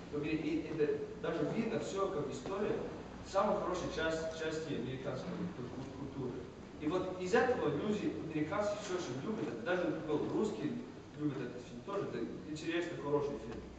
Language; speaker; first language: Russian; non-native, fluent; English